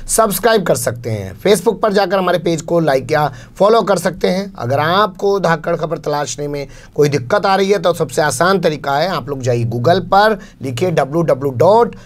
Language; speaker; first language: Hindi; native; Hindi